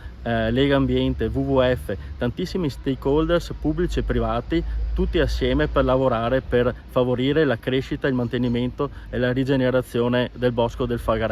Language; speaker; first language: Italian; native; Italian